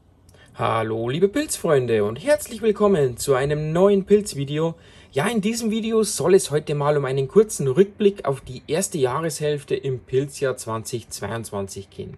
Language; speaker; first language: German; native; German